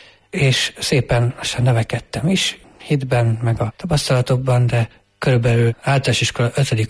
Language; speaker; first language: Hungarian; native; Hungarian